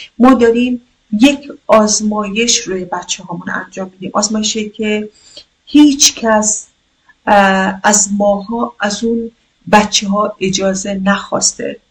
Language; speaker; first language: Persian; non-native, local second language; Kurdish